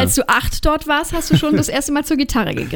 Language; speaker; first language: German; native; German